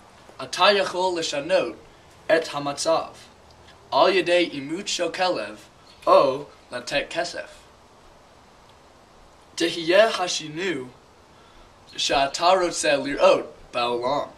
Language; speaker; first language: Hebrew; non-native, learner; English